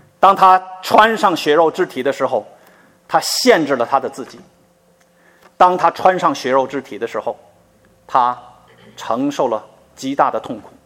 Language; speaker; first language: Chinese; native; Chinese